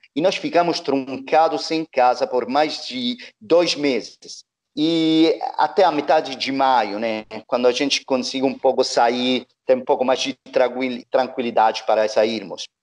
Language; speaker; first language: Portuguese; non-native, fluent; Italian